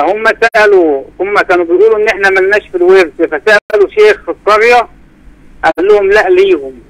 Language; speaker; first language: Arabic; native; Arabic